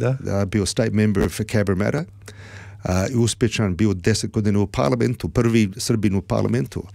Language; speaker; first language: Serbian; early bilingual, heritage; Croatian